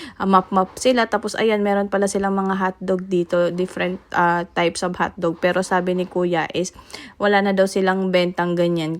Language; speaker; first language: Filipino; native; Filipino